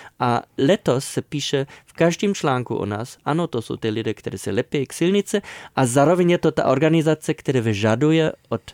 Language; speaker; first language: Czech; non-native, fluent; German